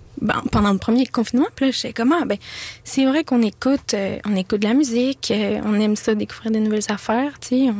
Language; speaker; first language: French; native; French